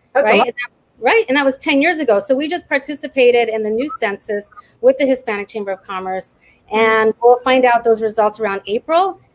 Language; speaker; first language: English; native; English